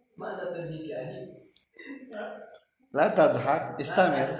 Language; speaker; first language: Arabic; non-native, fluent; Indonesian